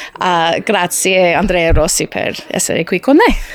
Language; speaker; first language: Italian; non-native, learner; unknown